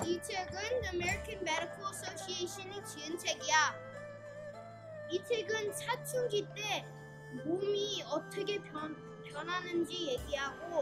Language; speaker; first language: Korean; early bilingual, heritage; Korean